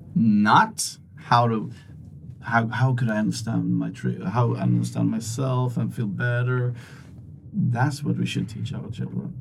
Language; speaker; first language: English; non-native, fluent; Swedish